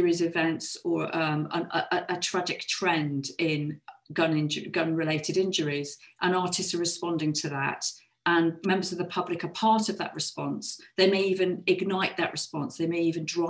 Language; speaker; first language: English; native; English